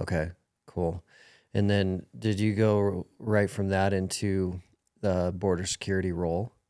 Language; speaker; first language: English; native; English